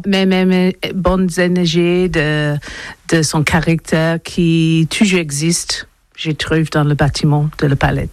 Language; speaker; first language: French; non-native, learner; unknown